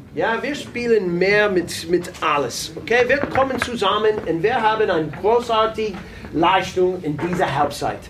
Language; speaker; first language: German; non-native, fluent; English